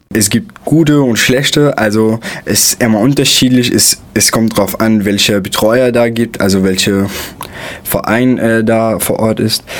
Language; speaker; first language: German; non-native, fluent; Arabic